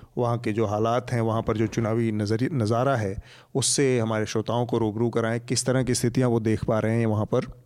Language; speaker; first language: Hindi; native; Hindi